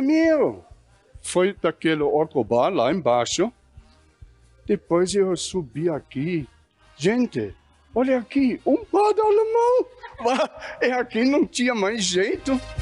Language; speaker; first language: Portuguese; non-native, fluent; German